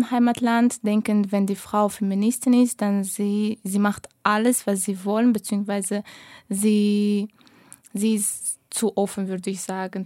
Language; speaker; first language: German; non-native, fluent; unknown